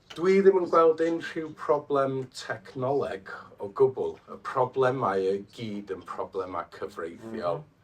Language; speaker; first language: Welsh; non-native, fluent; English